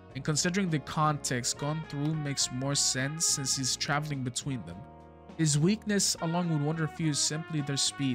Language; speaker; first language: English; native; English